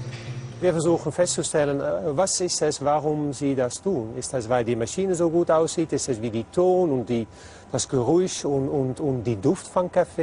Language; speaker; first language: German; non-native, fluent; Dutch